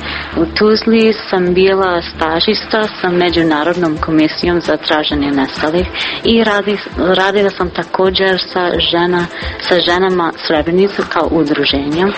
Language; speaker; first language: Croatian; non-native, learner; English